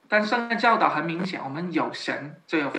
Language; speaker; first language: Chinese; native; Chinese